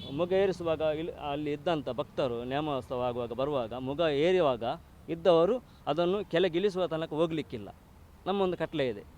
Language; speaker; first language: Kannada; non-native, local second language; Tulu